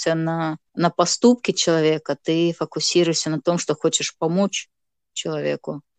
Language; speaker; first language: Russian; non-native, local second language; Gagauz